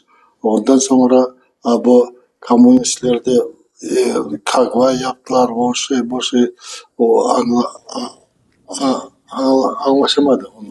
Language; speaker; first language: Turkish; non-native, learner; Kazakh